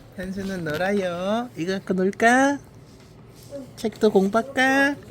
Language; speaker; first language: Korean; native; Korean